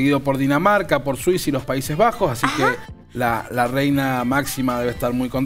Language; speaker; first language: Spanish; native; Spanish